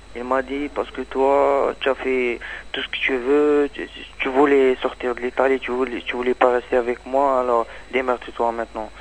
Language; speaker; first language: French; non-native, learner; Arabic